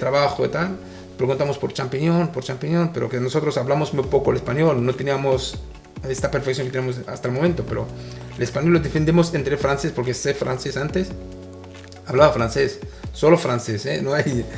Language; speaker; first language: Spanish; non-native, fluent; Arabic